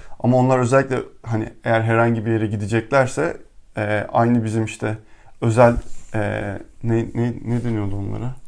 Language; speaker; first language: Turkish; native; Turkish